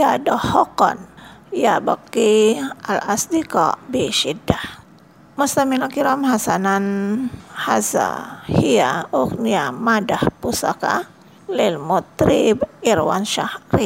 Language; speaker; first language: Arabic; non-native, learner; Indonesian